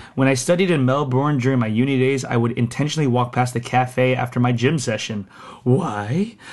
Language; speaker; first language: English; native; English